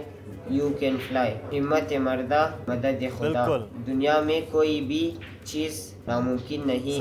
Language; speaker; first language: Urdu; non-native, local second language; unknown